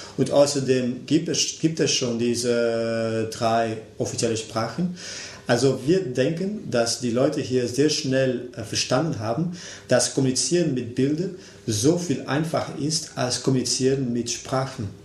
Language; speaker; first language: German; non-native, local second language; Dutch